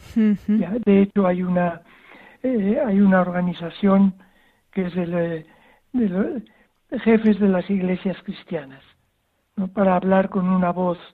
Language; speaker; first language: Spanish; native; Spanish